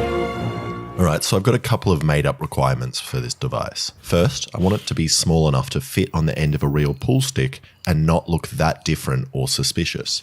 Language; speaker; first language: English; native; English